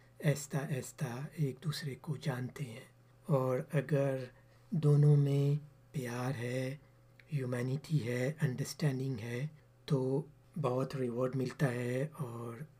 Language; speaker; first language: Urdu; early bilingual, heritage; Urdu